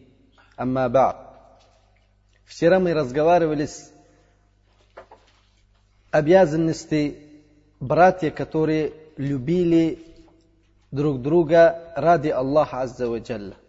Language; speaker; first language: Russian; non-native, fluent; Uzbek